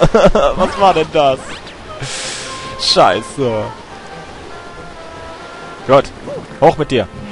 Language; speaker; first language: German; native; German